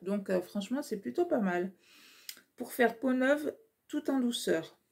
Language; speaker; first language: French; native; French